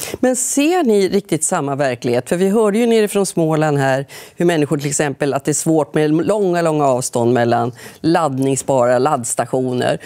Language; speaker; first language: Swedish; native; Swedish